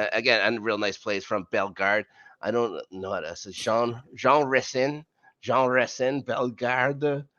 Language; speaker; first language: English; native; English